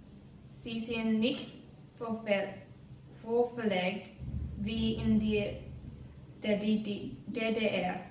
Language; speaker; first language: German; non-native, learner; English